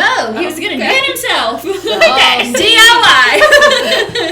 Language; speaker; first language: English; native; English